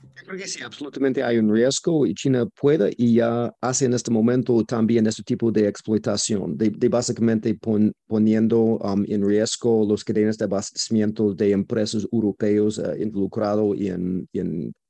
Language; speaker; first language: Spanish; non-native, fluent; English